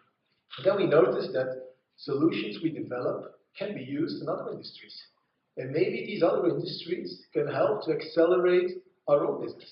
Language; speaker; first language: English; non-native, fluent; Dutch